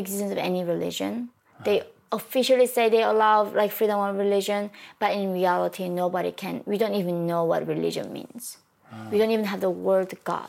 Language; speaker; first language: English; non-native, fluent; Korean